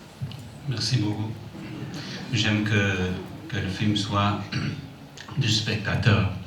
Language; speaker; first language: French; non-native, fluent; English